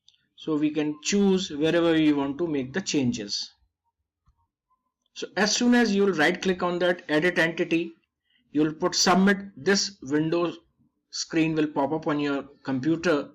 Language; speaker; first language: English; non-native, local second language; Hindi